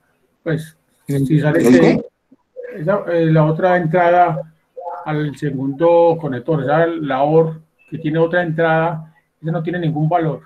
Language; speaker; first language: Spanish; native; Spanish